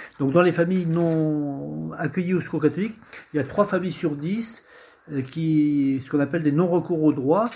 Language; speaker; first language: French; native; French